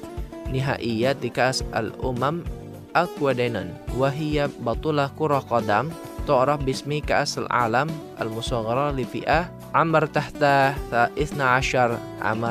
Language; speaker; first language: Arabic; non-native, fluent; Indonesian